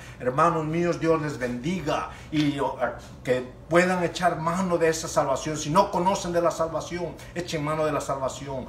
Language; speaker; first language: Spanish; native; Spanish